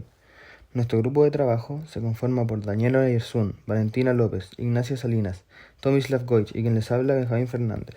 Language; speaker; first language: Spanish; native; Spanish